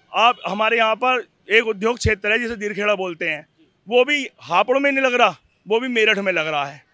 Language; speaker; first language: Hindi; native; Hindi